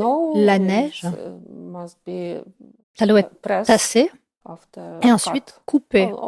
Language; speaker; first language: French; non-native, fluent; Ukrainian